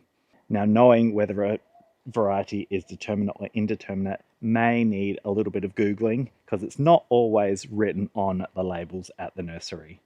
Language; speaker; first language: English; native; English